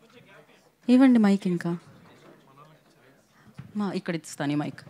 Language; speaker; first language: Telugu; native; Telugu